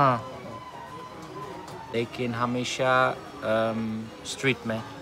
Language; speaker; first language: Hindi; non-native, learner; Dutch